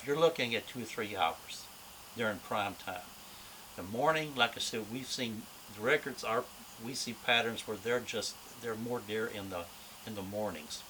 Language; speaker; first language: English; native; English